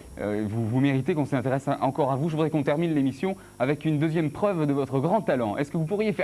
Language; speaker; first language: French; native; French